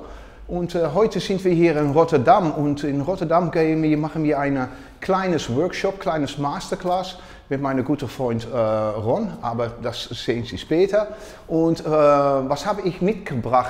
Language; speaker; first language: German; non-native, learner; Dutch